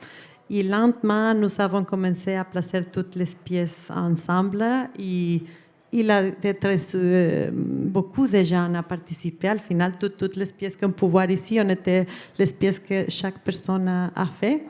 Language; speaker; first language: French; non-native, fluent; Spanish